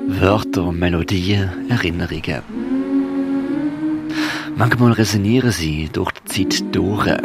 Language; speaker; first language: German; native; German